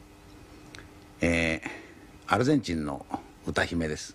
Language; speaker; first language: Japanese; native; Japanese